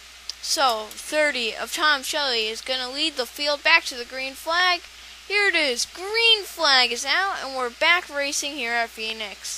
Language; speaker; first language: English; native; English